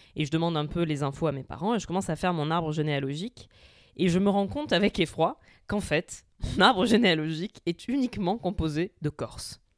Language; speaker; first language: French; native; French